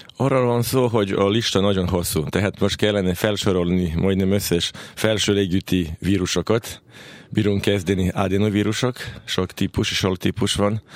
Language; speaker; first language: Hungarian; non-native, local second language; Serbian